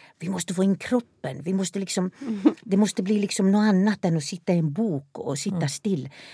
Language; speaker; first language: Swedish; non-native, local second language; Northern Sami